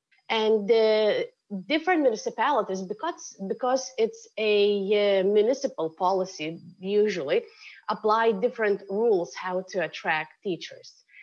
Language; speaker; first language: English; non-native, fluent; Lithuanian